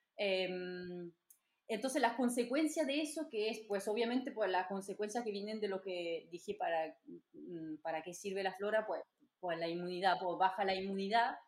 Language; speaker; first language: Spanish; non-native, fluent; French